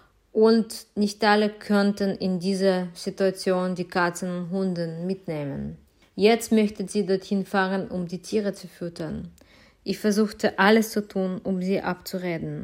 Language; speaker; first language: German; non-native, fluent; Ukrainian